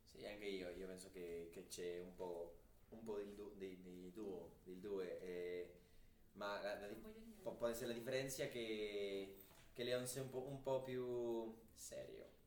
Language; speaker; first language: Italian; non-native, learner; Spanish